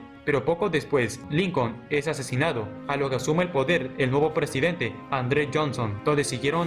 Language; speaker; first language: Spanish; native; Spanish